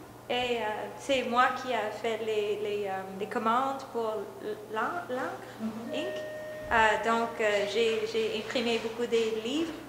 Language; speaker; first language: French; non-native, local second language; English